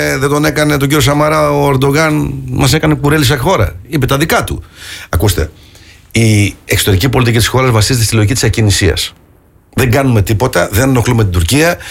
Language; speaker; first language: Greek; early bilingual, heritage; Greek